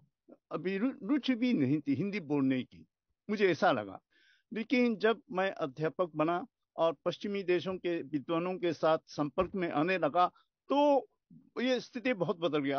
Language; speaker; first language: Hindi; non-native, fluent; Japanese